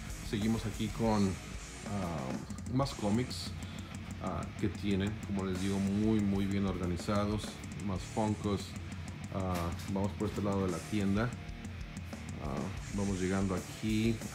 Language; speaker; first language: Spanish; native; Spanish